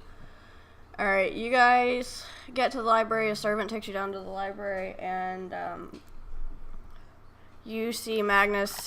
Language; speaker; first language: English; native; English